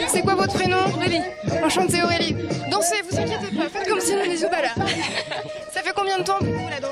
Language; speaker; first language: French; native; French